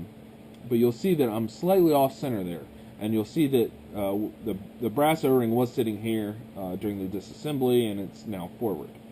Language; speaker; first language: English; native; English